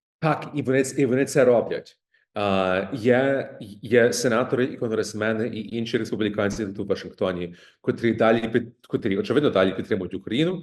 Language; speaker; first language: Ukrainian; early bilingual, heritage; Ukrainian